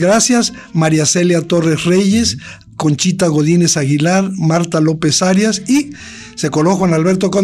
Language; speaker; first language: Spanish; native; Spanish